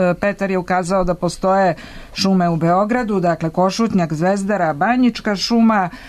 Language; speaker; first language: Serbian; native; Serbian